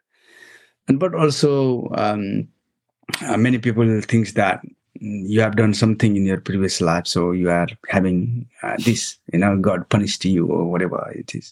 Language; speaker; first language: English; non-native, local second language; Nepali